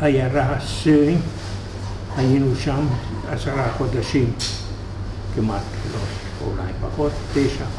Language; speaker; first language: Hebrew; non-native, fluent; Hungarian